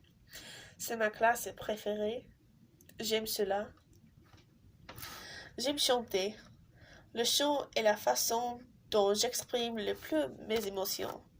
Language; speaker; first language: French; non-native, learner; English